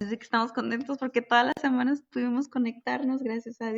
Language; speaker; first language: Spanish; native; Spanish